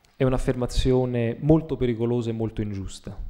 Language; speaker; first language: Italian; native; Italian